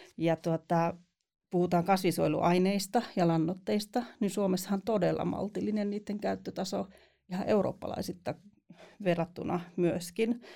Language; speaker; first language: Finnish; native; Finnish